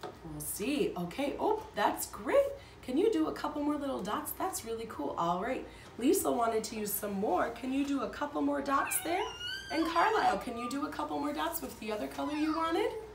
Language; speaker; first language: English; native; English